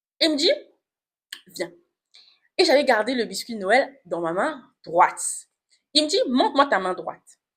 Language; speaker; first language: French; non-native, local second language; Lingala